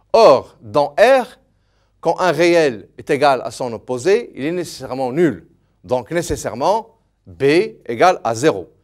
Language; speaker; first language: French; non-native, local second language; Arabic